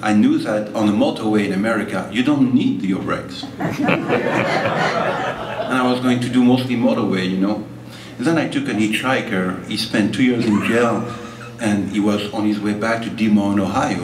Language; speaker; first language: English; non-native, fluent; French